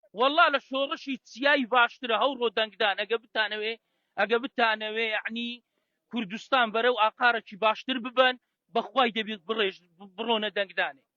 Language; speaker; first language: Central Kurdish; native; Central Kurdish